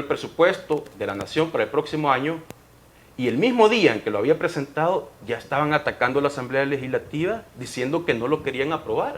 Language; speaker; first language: Spanish; native; Spanish